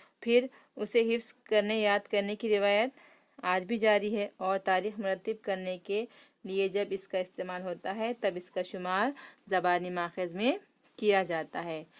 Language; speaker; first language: Urdu; native; Urdu